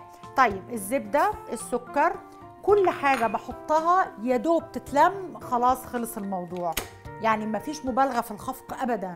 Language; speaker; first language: Arabic; native; Arabic